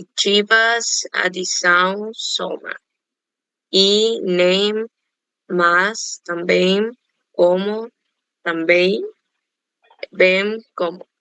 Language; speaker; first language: Portuguese; non-native, learner; Spanish